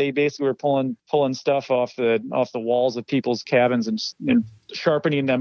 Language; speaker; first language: English; native; English